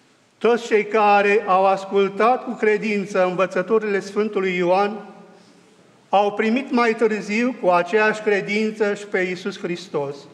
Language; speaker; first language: Romanian; native; Romanian